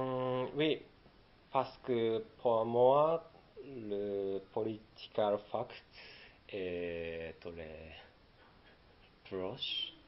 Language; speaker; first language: French; non-native, learner; Japanese